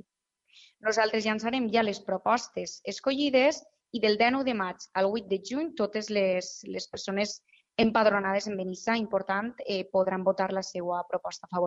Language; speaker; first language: Catalan; native; Catalan